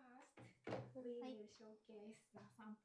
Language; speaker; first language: English; non-native, learner; Japanese